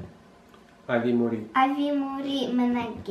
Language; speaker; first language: Hebrew; non-native, learner; Russian